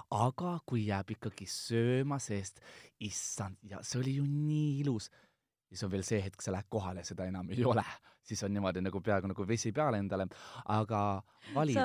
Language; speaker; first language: Estonian; non-native, local second language; Russian